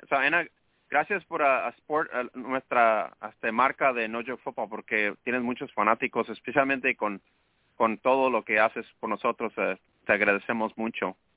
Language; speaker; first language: Spanish; early bilingual, heritage; Spanish